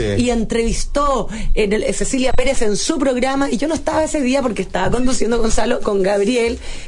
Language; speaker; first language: Spanish; native; Spanish